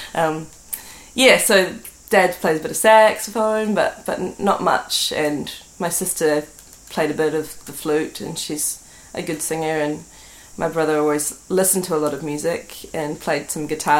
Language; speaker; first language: English; native; English